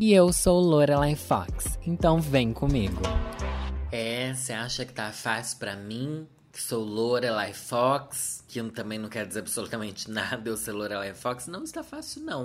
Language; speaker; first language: Portuguese; native; Portuguese